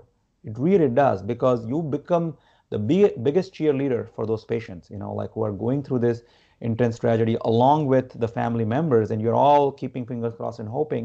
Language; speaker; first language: English; non-native, local second language; Gujarati